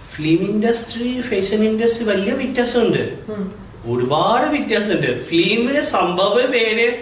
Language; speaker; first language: Malayalam; non-native, fluent; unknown